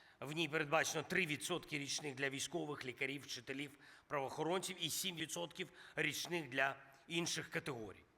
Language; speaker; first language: Ukrainian; non-native, local second language; Russian